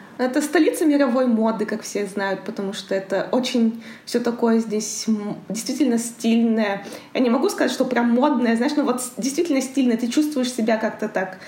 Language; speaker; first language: Russian; native; Russian